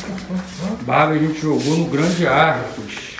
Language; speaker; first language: Portuguese; native; Portuguese